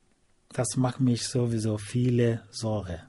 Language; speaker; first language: German; non-native, learner; Igbo